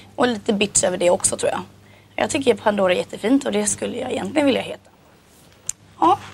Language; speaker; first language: Swedish; native; Swedish